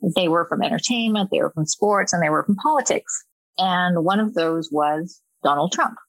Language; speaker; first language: English; native; English